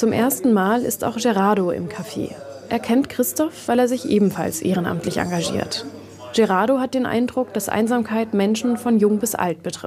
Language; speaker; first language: German; native; German